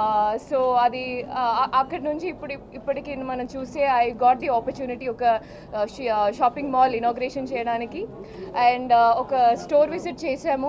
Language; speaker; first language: Telugu; non-native, fluent; Malayalam